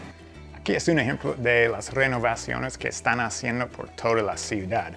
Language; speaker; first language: Spanish; non-native, fluent; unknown